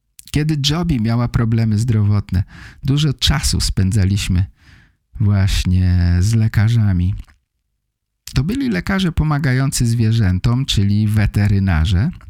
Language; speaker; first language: Polish; native; Polish